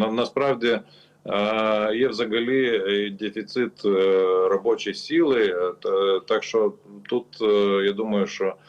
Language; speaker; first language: Ukrainian; non-native, learner; Lithuanian